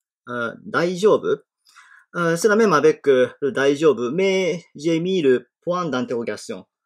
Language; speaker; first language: French; non-native, fluent; Japanese